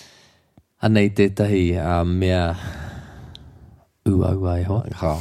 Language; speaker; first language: Māori; non-native, local second language; English